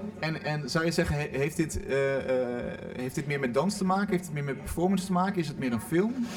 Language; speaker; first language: Dutch; native; Dutch